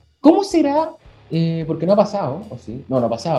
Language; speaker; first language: Spanish; native; Spanish